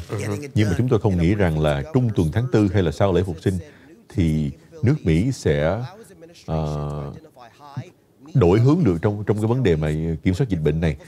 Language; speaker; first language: Vietnamese; early bilingual, heritage; Vietnamese